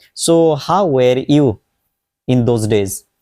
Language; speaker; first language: English; non-native, local second language; Odia